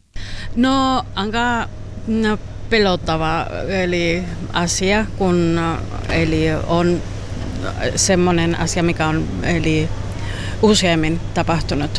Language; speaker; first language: Finnish; non-native, learner; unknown